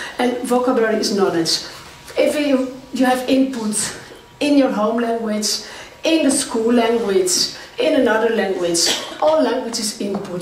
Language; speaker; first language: English; non-native, fluent; Dutch